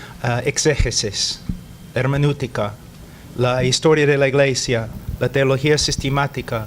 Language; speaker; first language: Spanish; non-native, fluent; English